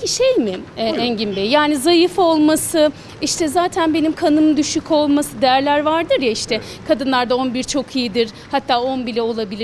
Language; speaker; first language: Turkish; native; Turkish